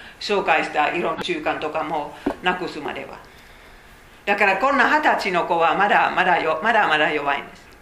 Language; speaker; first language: Japanese; non-native, fluent; Finnish